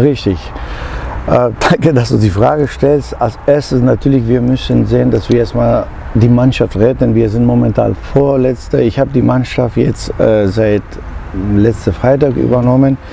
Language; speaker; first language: German; non-native, fluent; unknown